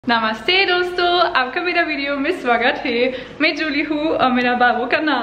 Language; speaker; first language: Hindi; non-native, learner; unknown